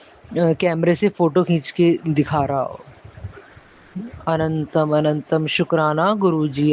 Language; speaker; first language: Hindi; native; Hindi